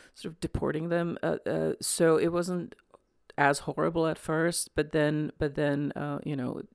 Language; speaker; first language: English; non-native, fluent; Czech